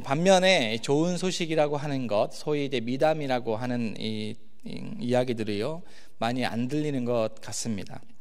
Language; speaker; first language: Korean; native; Korean